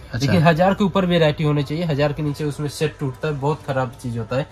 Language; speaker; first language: Hindi; native; Hindi